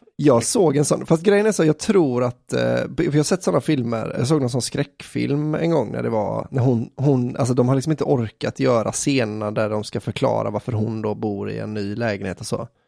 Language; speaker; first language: Swedish; native; Swedish